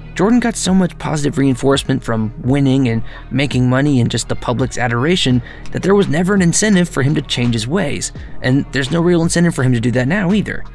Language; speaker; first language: English; native; English